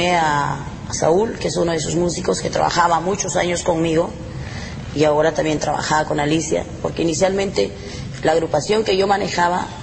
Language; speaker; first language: Spanish; native; Spanish